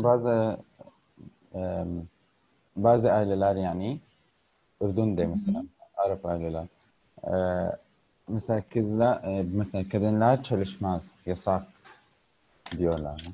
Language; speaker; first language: Turkish; non-native, learner; Arabic